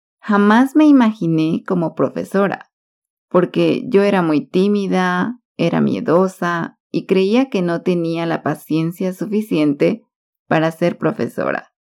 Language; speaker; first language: Spanish; native; Spanish